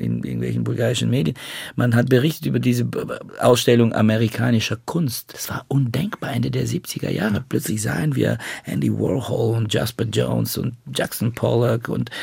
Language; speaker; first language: German; non-native, fluent; Bulgarian